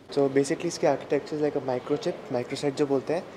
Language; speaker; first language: Hindi; non-native, local second language; Bangla